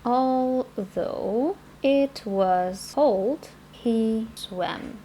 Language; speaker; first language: English; non-native, fluent; Ukrainian